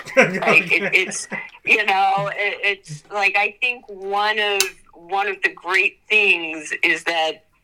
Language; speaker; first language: English; native; English